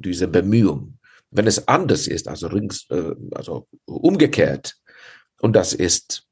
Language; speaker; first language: German; non-native, fluent; Czech